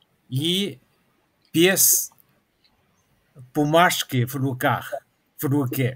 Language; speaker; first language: Russian; non-native, fluent; Chinese